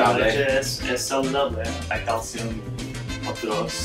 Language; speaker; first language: Spanish; non-native, learner; English